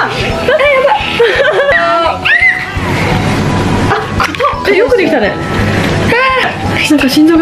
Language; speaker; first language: Japanese; native; Japanese